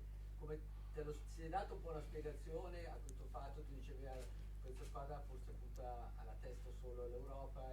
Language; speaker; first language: Italian; native; Italian